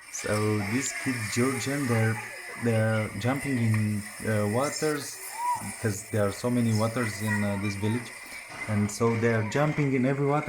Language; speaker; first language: English; non-native, learner; Romanian